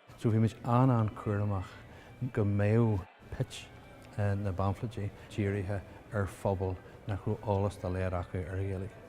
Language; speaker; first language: Irish; native; Irish